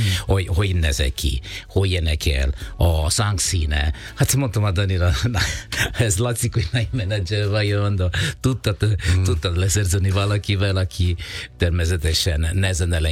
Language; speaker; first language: Hungarian; non-native, fluent; Italian